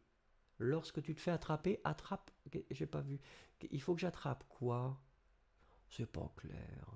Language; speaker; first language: French; native; French